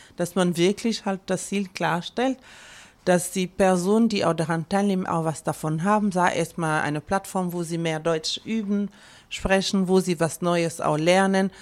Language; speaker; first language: German; non-native, fluent; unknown